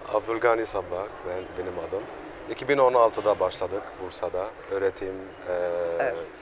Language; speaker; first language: Turkish; non-native, learner; Arabic